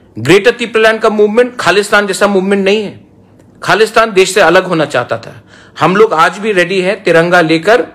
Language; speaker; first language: Hindi; non-native, local second language; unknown